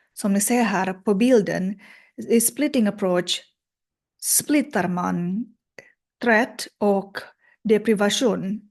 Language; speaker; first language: Swedish; non-native, learner; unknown